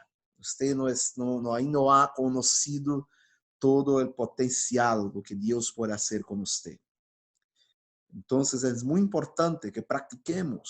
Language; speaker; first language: Spanish; non-native, fluent; Portuguese